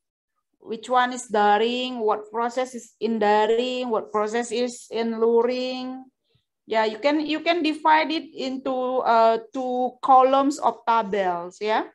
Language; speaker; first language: English; non-native, fluent; Indonesian